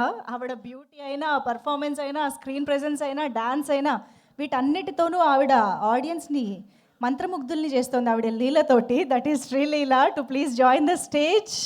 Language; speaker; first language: Telugu; native; Telugu